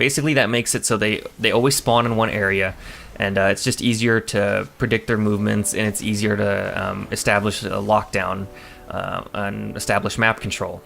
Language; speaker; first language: English; native; English